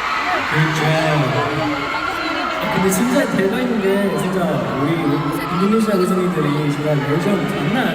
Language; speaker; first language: Korean; non-native, fluent; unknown